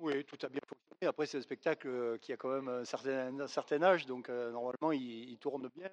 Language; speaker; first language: French; native; French